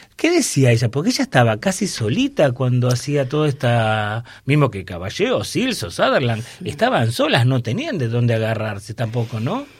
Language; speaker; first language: Spanish; native; Spanish